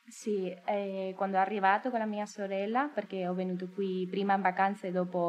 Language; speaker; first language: Italian; non-native, learner; Spanish